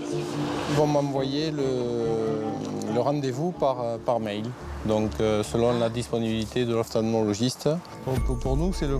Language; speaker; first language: French; native; French